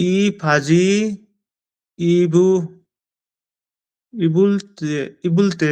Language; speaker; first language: Korean; non-native, learner; Bangla